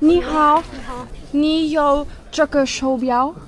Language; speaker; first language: Chinese; non-native, learner; English